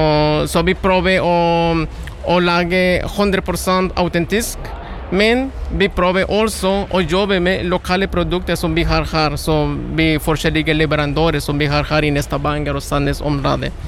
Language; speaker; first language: Norwegian; non-native, learner; Spanish